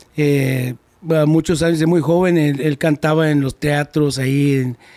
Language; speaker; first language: Spanish; early bilingual, heritage; Spanish